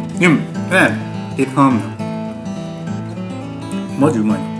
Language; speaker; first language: Vietnamese; non-native, learner; Japanese